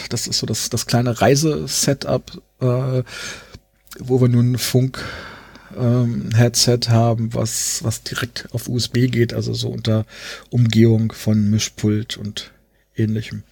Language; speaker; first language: German; native; German